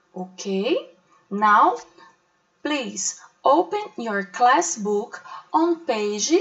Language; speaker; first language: English; non-native, fluent; Portuguese